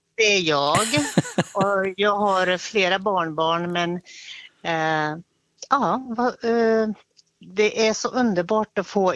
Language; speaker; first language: Swedish; native; Swedish